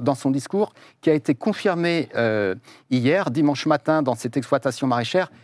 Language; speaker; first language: French; native; French